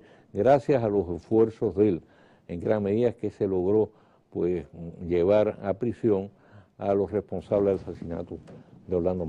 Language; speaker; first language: Spanish; native; Spanish